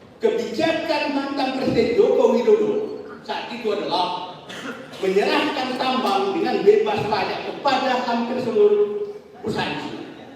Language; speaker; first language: Indonesian; non-native, local second language; Buginese